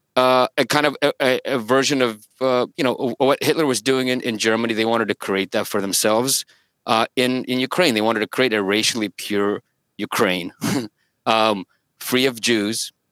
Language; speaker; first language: English; early bilingual, other home language; Russian